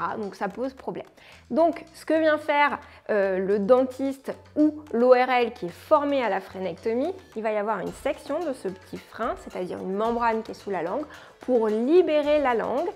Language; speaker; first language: French; native; French